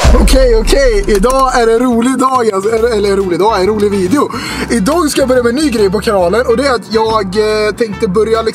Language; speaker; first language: Swedish; native; Swedish